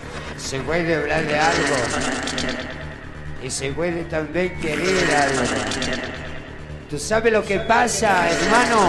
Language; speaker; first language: Spanish; non-native, learner; Italian